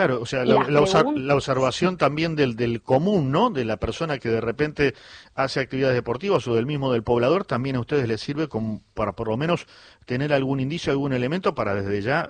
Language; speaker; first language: Spanish; native; Spanish